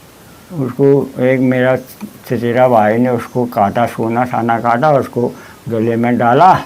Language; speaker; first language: Hindi; non-native, local second language; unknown